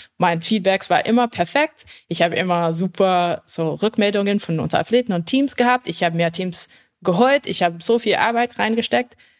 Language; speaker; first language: German; early bilingual, heritage; English